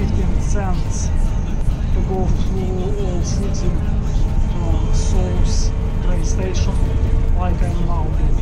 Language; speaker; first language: English; non-native, learner; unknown